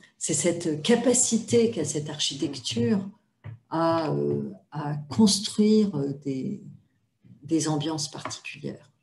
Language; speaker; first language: French; native; French